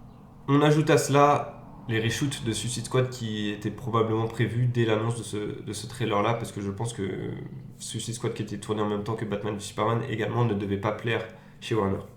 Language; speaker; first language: French; native; French